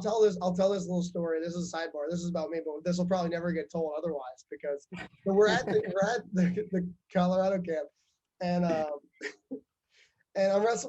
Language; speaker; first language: English; native; English